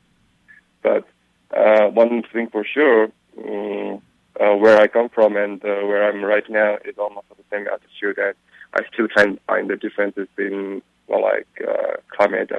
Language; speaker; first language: English; non-native, local second language; Eastern Tamang